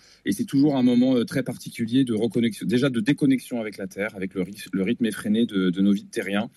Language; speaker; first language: French; native; French